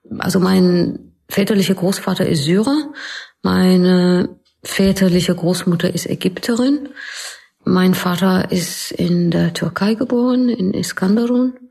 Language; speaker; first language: German; non-native, fluent; Arabic